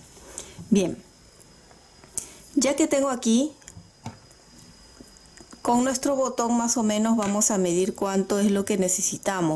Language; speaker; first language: Spanish; native; Spanish